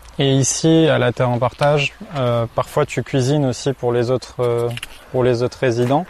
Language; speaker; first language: French; native; French